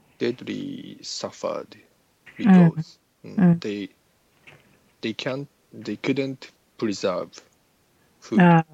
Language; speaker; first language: English; non-native, learner; Japanese